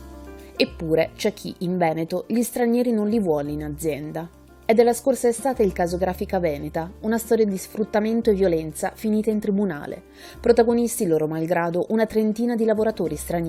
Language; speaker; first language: Italian; native; Italian